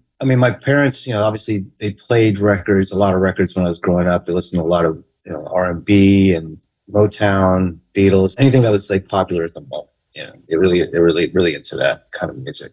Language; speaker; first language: English; native; English